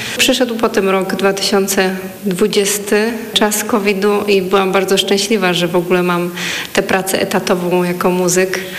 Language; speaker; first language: Polish; native; Polish